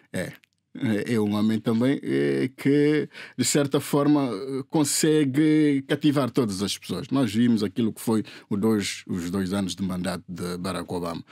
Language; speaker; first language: Portuguese; non-native, local second language; Upper Guinea Crioulo